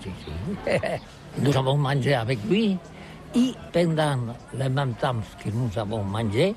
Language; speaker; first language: French; non-native, learner; Catalan